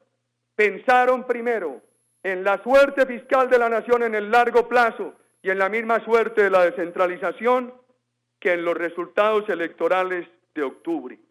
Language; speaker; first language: Spanish; native; Spanish